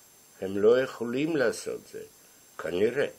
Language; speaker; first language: Hebrew; non-native, fluent; Russian